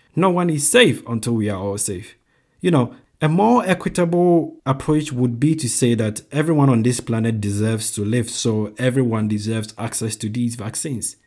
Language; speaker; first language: English; non-native, local second language; Akan